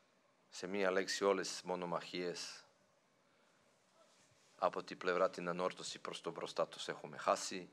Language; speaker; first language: Greek; non-native, fluent; Serbian